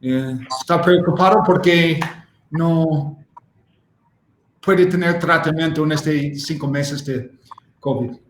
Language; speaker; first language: Spanish; non-native, learner; English